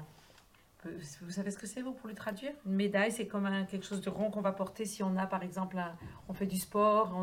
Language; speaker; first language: French; native; French